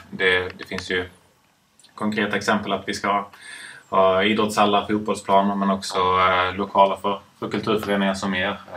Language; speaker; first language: Swedish; native; Swedish